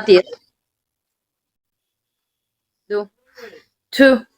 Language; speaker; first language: English; non-native, learner; Romanian